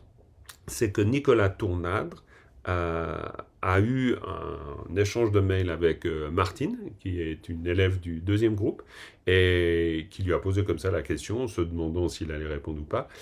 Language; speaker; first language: French; native; French